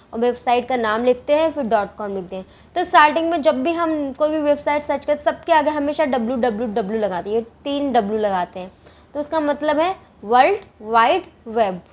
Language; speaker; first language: Hindi; native; Hindi